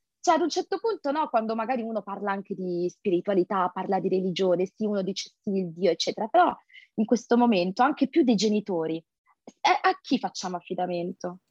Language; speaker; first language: Italian; early bilingual, other home language; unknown